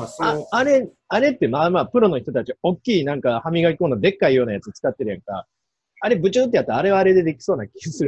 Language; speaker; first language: Japanese; native; Japanese